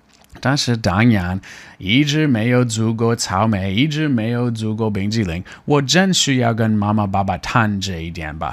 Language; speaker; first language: Chinese; non-native, fluent; English